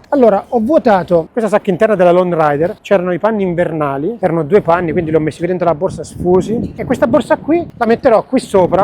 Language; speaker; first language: Italian; native; Italian